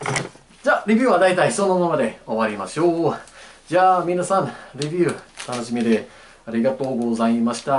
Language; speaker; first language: Japanese; non-native, learner; English